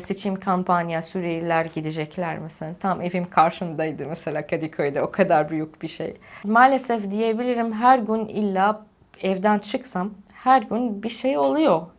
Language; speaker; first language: Turkish; non-native, fluent; Arabic